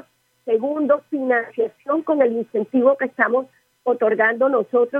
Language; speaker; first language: Spanish; native; Spanish